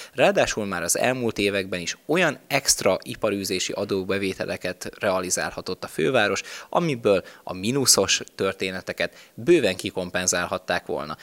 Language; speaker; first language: Hungarian; native; Hungarian